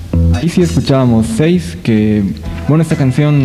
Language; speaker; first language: Spanish; native; Spanish